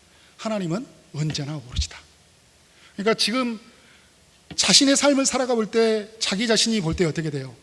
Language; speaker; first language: Korean; native; Korean